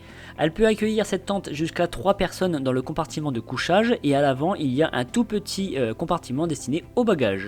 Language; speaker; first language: French; native; French